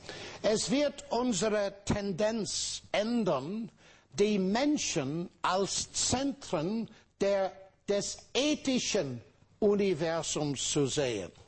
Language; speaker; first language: German; non-native, fluent; English